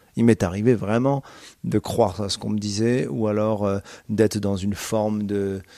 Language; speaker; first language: French; native; French